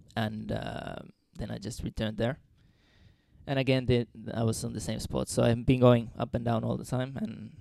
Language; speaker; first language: English; non-native, fluent; Finnish